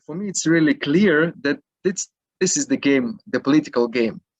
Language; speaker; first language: English; non-native, fluent; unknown